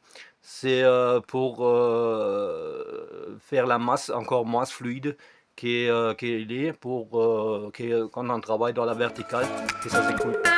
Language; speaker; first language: French; non-native, fluent; German